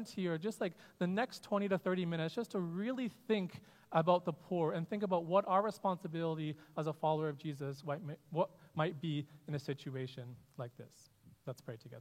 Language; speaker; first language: English; native; English